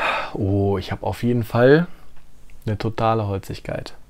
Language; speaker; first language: German; native; German